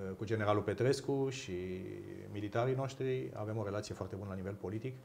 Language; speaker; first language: Romanian; native; Romanian